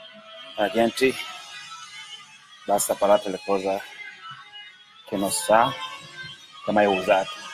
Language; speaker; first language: Italian; non-native, learner; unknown